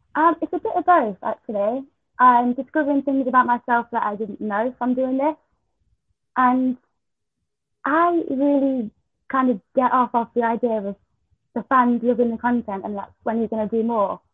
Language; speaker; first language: English; native; English